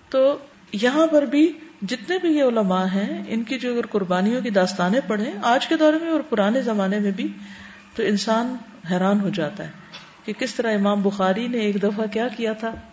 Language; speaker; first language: Urdu; native; Urdu